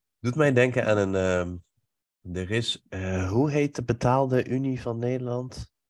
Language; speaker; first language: Dutch; early bilingual, other home language; Persian